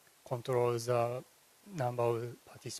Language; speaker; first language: English; non-native, learner; Japanese